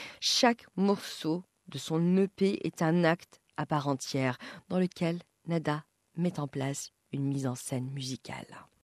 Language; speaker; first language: French; non-native, local second language; Arabic